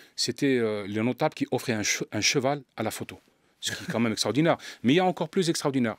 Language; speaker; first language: French; non-native, local second language; Arabic